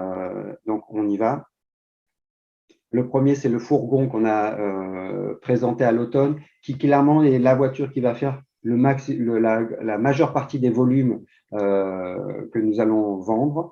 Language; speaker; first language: French; native; French